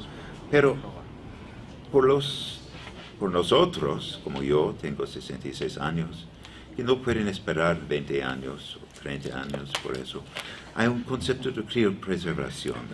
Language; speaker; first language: Spanish; non-native, learner; English